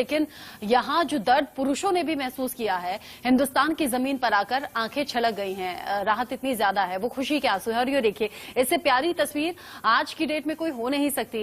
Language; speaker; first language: Hindi; native; Hindi